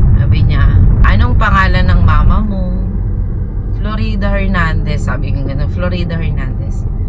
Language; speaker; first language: Filipino; native; Filipino